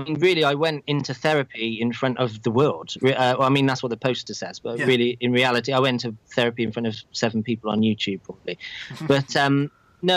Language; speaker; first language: English; native; English